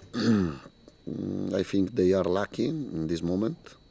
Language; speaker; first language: English; non-native, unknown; Italian